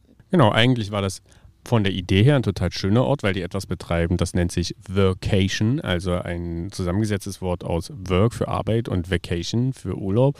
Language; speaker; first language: German; native; German